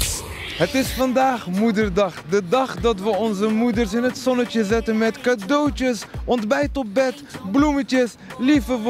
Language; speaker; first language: Dutch; native; Dutch